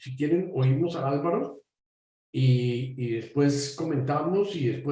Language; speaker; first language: Spanish; native; Spanish